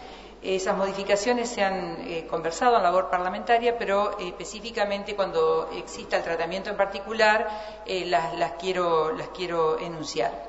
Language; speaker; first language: Spanish; native; Spanish